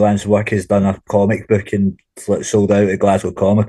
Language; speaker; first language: English; native; English